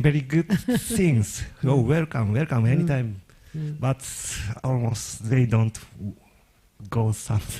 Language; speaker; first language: English; non-native, learner; Japanese